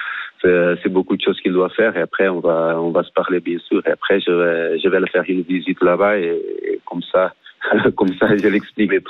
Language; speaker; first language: French; non-native, fluent; Portuguese